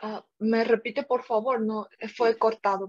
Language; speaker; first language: Spanish; non-native, fluent; Korean